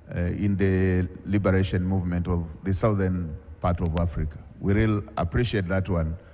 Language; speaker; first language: English; non-native, local second language; Swahili